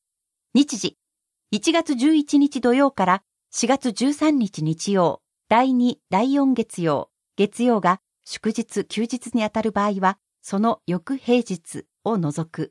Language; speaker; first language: Japanese; native; Japanese